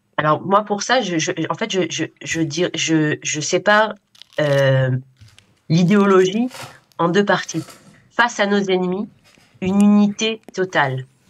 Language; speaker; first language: French; native; French